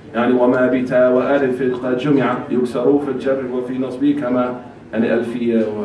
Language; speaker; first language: Arabic; non-native, fluent; English